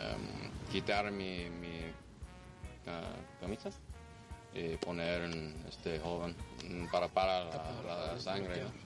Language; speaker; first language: Spanish; non-native, learner; English